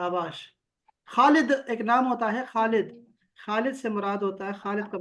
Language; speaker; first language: Urdu; native; Urdu